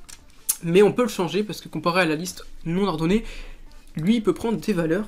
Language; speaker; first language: French; native; French